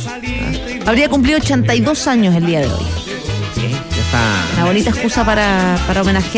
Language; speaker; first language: Spanish; native; Spanish